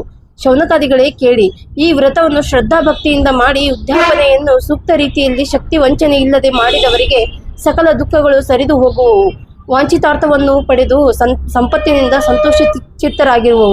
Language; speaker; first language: Kannada; native; Kannada